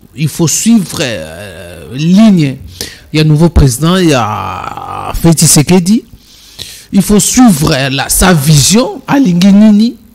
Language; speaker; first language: French; non-native, local second language; Lingala